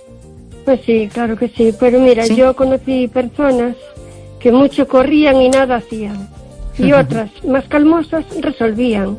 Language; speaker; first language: Spanish; native; Spanish